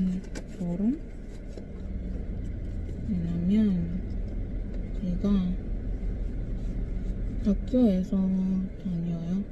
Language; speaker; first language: Korean; non-native, learner; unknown